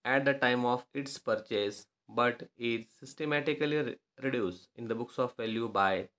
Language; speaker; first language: English; non-native, local second language; Marathi